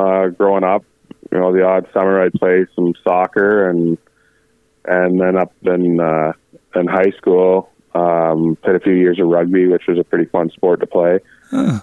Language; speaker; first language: English; native; English